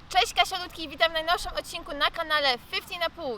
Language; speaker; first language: Polish; early bilingual, heritage; English